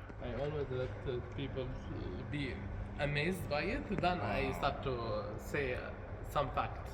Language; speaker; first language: English; non-native, learner; Arabic